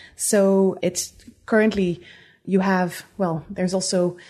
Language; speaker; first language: English; non-native, fluent; Dutch